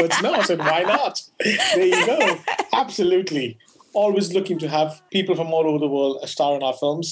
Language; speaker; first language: English; non-native, local second language; Konkani